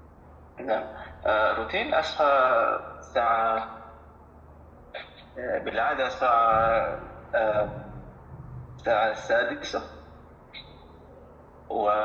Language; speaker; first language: Arabic; non-native, learner; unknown